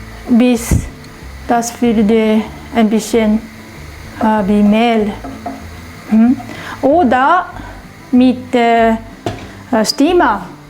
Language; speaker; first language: German; non-native, learner; Japanese